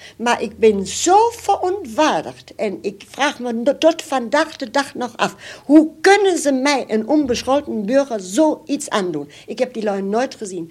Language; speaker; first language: Dutch; non-native, fluent; German